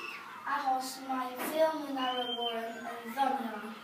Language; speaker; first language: Welsh; non-native, learner; English